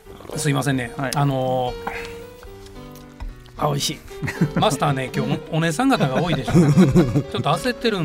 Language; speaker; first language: Japanese; native; Japanese